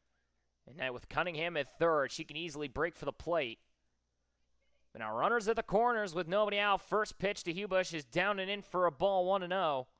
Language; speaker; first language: English; native; English